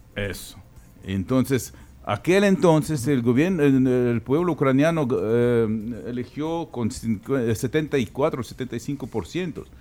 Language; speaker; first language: Spanish; non-native, fluent; Ukrainian